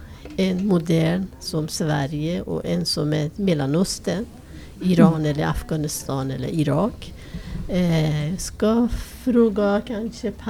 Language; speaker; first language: Swedish; non-native, fluent; Persian